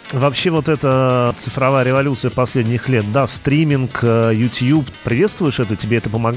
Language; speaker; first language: Russian; native; Russian